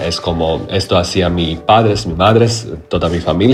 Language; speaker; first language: Spanish; non-native, learner; Croatian